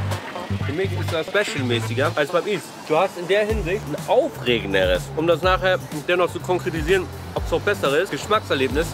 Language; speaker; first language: German; native; German